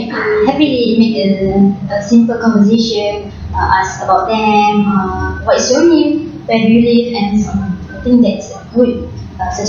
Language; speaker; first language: English; non-native, learner; Malay